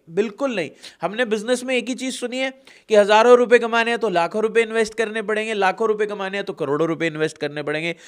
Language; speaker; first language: Hindi; native; Hindi